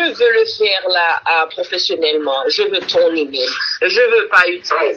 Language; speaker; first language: French; early bilingual, heritage; French